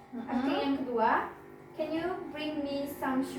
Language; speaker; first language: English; non-native, learner; Indonesian